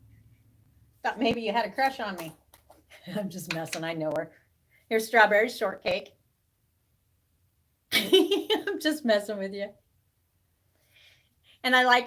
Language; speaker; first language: English; native; English